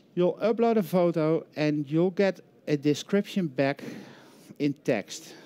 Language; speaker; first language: English; non-native, fluent; Dutch